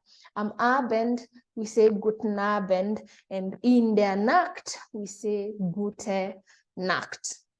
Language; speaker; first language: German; non-native, fluent; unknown